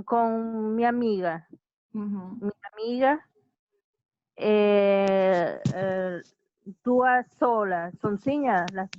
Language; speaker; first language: Portuguese; non-native, learner; Spanish